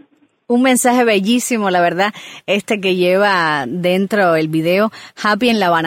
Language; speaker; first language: Spanish; native; Spanish